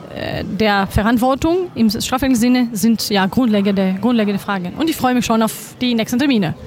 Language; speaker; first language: German; non-native, fluent; Greek